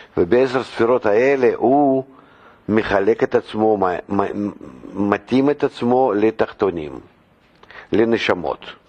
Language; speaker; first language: Hebrew; non-native, fluent; Russian